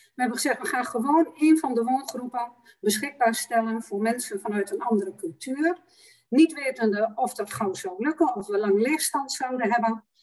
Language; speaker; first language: Dutch; native; Dutch